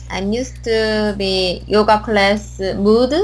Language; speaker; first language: English; non-native, learner; Korean